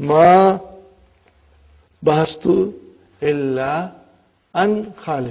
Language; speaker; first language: Arabic; non-native, fluent; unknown